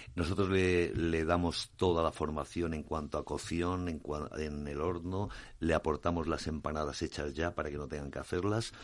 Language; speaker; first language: Spanish; native; Spanish